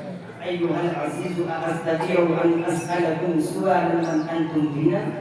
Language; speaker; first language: Arabic; non-native, learner; Urdu